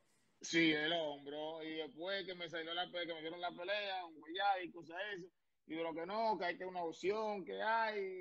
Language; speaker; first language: Spanish; native; Spanish